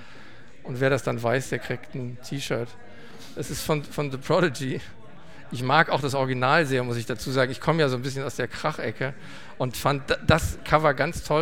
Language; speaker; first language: German; native; German